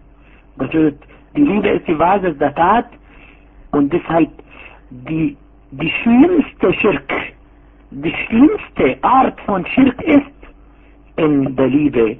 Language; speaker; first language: German; non-native, fluent; Arabic